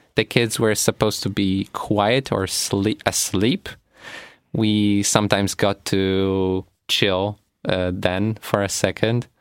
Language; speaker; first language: English; non-native, fluent; Polish